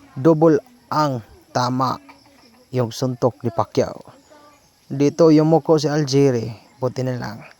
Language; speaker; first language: Filipino; non-native, local second language; Cebuano